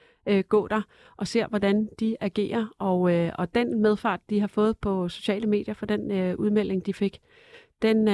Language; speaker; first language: Danish; native; Danish